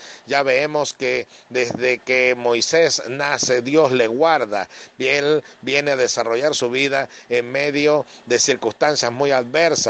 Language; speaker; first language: Spanish; native; Spanish